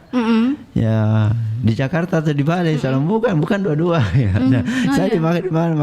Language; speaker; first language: Indonesian; native; Indonesian